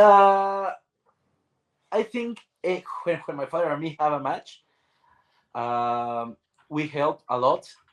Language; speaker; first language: English; non-native, learner; Spanish